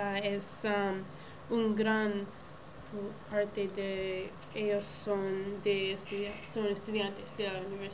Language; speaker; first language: Spanish; non-native, learner; English